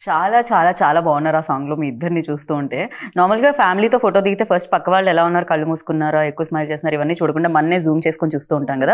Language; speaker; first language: Telugu; native; Telugu